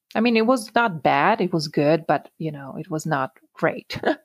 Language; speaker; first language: English; non-native, fluent; Italian